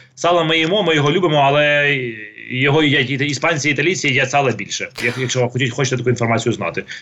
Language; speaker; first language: Ukrainian; non-native, local second language; Russian